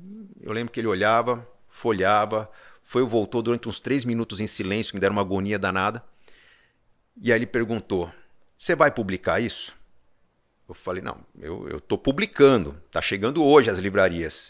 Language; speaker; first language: Portuguese; native; Portuguese